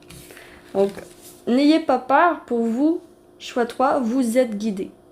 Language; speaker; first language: French; native; French